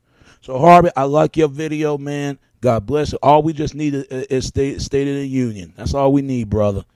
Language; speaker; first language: English; native; English